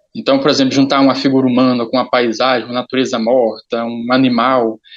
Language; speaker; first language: Portuguese; native; Portuguese